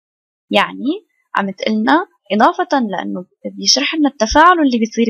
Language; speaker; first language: Arabic; native; Arabic